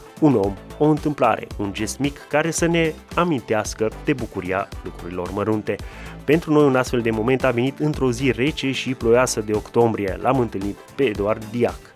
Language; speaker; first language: Romanian; native; Romanian